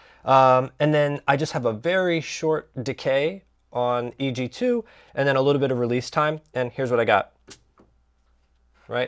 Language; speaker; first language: English; native; English